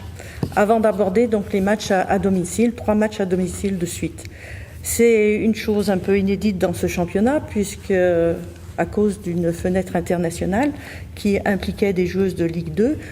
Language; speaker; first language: French; native; French